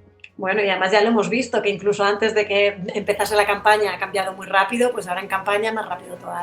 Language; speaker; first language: Spanish; native; Spanish